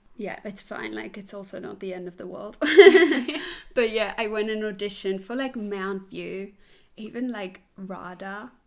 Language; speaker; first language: English; non-native, fluent; Swiss German